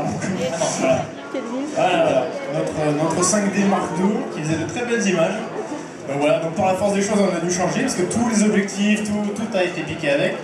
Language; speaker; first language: French; native; French